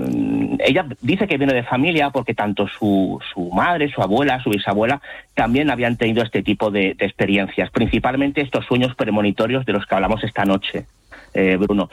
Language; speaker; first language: Spanish; native; Spanish